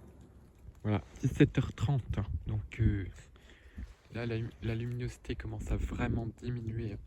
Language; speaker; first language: French; native; French